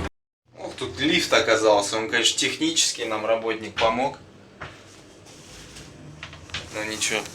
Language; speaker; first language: Russian; native; Russian